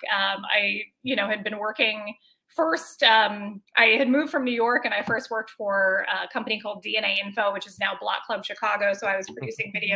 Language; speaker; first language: English; native; English